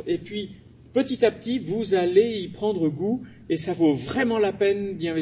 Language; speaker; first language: French; native; French